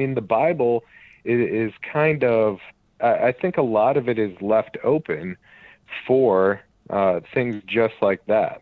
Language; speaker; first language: English; native; English